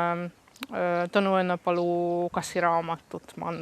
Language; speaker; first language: Estonian; non-native, fluent; Hungarian